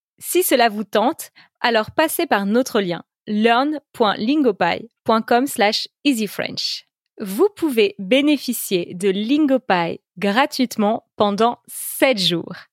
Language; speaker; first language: French; native; French